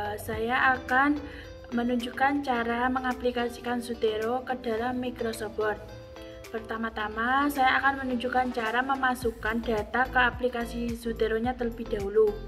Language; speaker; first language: Indonesian; native; Indonesian